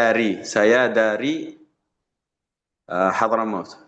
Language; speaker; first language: Indonesian; non-native, learner; Arabic